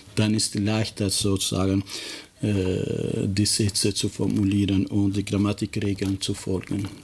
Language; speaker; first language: German; non-native, fluent; Albanian